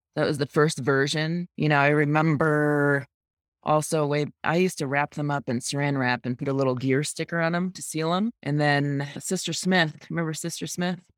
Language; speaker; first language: English; native; English